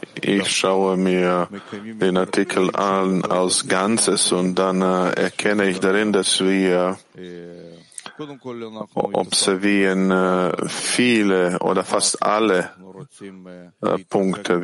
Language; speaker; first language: German; non-native, fluent; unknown